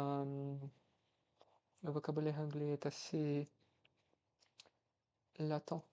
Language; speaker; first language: French; non-native, fluent; Portuguese